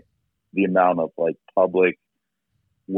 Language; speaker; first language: English; native; English